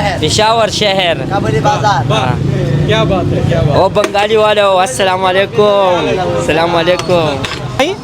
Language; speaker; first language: Hindi; non-native, local second language; Pashto